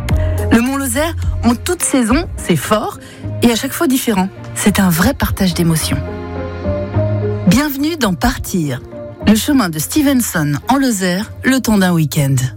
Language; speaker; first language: French; native; French